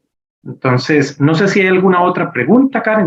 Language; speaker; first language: Spanish; native; Spanish